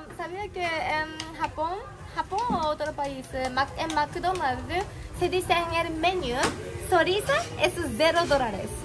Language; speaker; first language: Spanish; non-native, fluent; Japanese